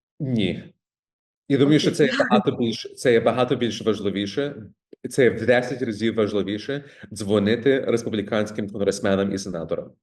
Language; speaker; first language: Ukrainian; early bilingual, heritage; Ukrainian